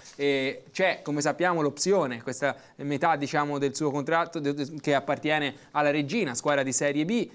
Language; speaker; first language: Italian; native; Italian